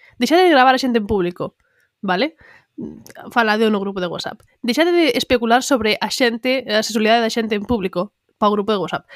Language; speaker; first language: Galician; non-native, local second language; Spanish